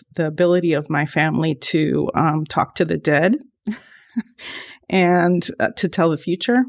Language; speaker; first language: English; early bilingual, other home language; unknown